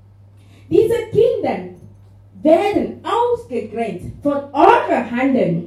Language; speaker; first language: German; non-native, fluent; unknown